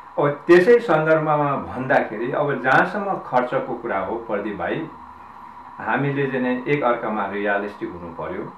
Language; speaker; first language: Nepali; non-native, local second language; Sherpa